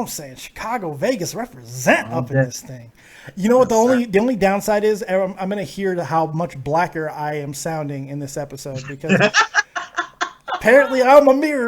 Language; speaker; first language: English; native; English